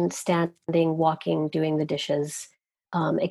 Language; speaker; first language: English; native; English